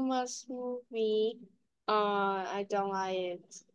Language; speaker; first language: English; non-native, learner; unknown